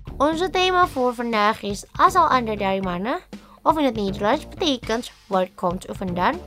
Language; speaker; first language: Dutch; non-native, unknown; Indonesian